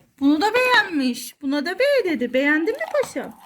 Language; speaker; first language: Turkish; native; Turkish